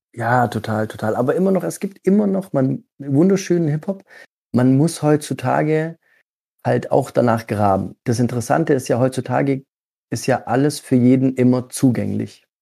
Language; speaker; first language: German; early bilingual, other home language; Italian